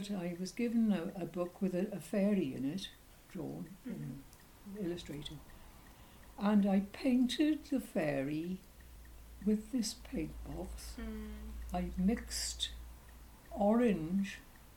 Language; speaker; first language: English; native; English